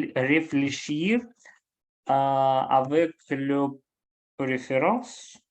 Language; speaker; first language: French; non-native, learner; Russian